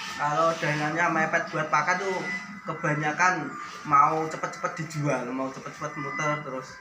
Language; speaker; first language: Malay; non-native, local second language; Javanese